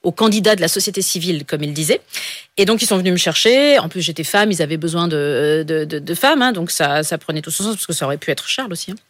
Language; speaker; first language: French; native; French